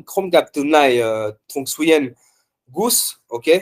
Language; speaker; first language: Vietnamese; non-native, learner; French